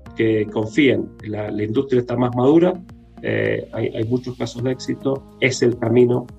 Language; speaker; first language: Spanish; native; Spanish